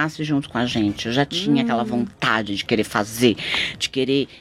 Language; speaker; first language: Portuguese; native; Portuguese